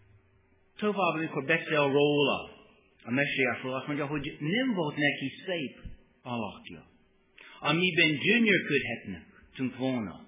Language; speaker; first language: Hungarian; non-native, learner; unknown